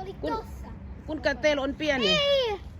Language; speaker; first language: Finnish; non-native, learner; Thai